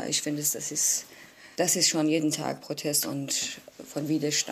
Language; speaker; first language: German; non-native, learner; Kurdish